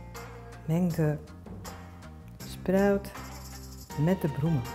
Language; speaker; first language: Dutch; non-native, learner; Japanese